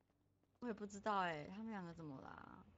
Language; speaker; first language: Chinese; native; Chinese